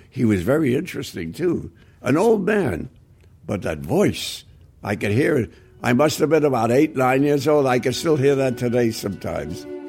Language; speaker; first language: English; native; English